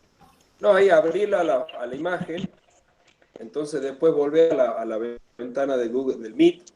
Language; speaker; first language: Spanish; native; Spanish